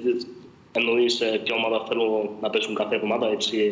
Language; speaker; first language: Greek; early bilingual, other home language; English